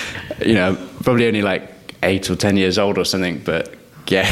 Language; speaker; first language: English; native; English